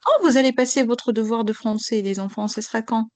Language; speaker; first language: French; non-native, local second language; Arabic